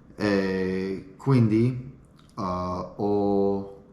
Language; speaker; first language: Italian; non-native, learner; English